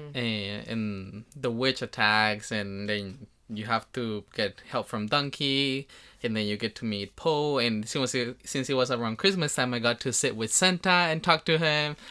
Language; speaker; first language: English; non-native, fluent; Spanish